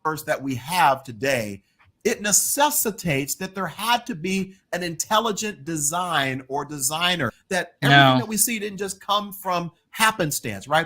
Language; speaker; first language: English; native; English